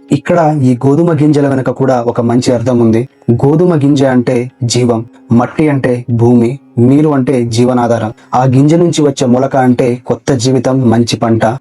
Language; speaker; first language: Telugu; non-native, local second language; Lambadi